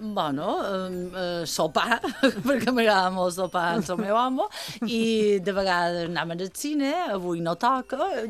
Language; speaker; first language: Catalan; native; Catalan